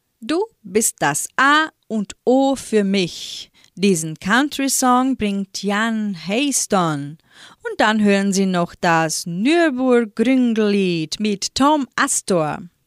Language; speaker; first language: German; native; German